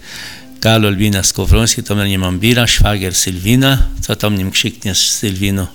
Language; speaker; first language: Polish; early bilingual, heritage; Polish